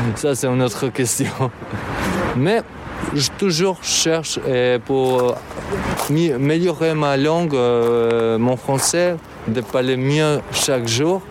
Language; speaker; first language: French; non-native, fluent; Albanian